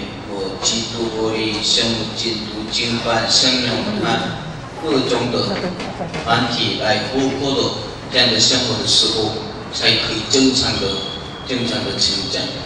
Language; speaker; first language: Chinese; non-native, learner; Korean